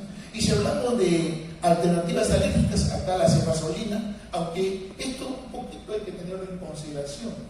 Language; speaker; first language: Spanish; native; Spanish